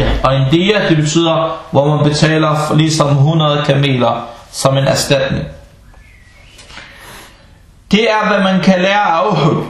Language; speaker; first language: Danish; early bilingual, other home language; Arabic